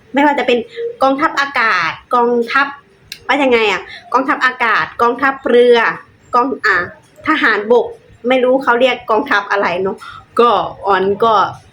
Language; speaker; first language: Thai; native; Thai